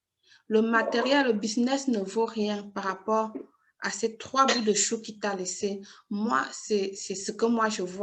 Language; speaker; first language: French; native; French